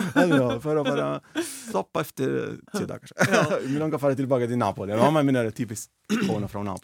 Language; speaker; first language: Icelandic; non-native, learner; Italian